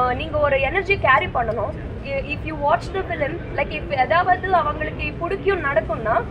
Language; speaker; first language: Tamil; non-native, learner; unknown